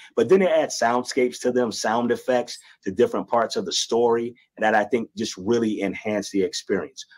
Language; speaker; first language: English; native; English